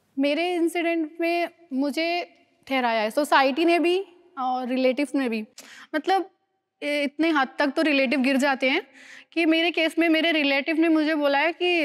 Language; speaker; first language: Hindi; native; Hindi